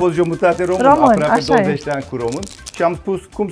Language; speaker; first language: Romanian; non-native, learner; Turkish